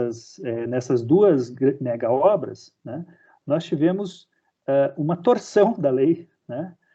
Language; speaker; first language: Portuguese; native; Portuguese